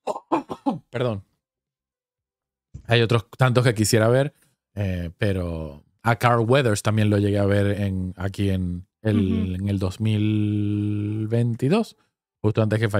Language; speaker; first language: Spanish; native; Spanish